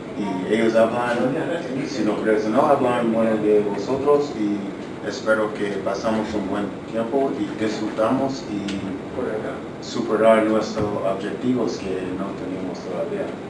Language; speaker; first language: Spanish; non-native, learner; English